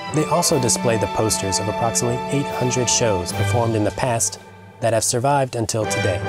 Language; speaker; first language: English; native; English